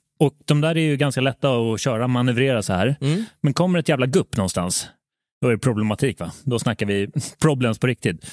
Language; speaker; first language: Swedish; native; Swedish